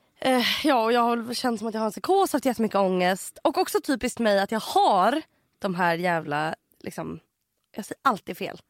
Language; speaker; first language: Swedish; native; Swedish